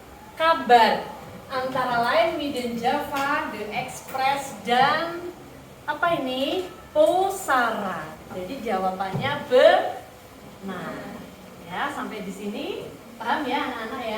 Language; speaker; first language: Indonesian; native; Indonesian